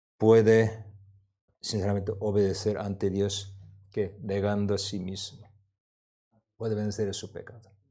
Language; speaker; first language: Spanish; non-native, learner; Korean